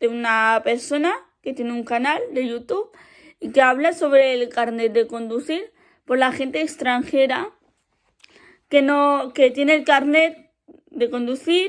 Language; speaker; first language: Spanish; early bilingual, other home language; Arabic